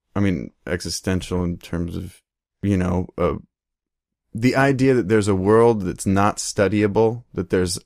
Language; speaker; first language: English; native; English